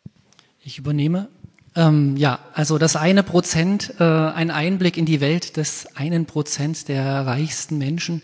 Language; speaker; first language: German; native; German